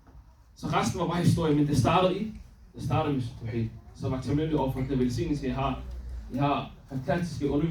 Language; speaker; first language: Danish; early bilingual, other home language; Somali